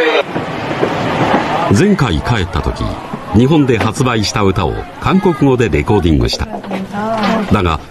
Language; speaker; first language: Japanese; native; Japanese